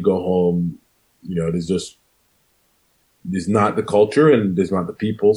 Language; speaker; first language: English; non-native, local second language; Krio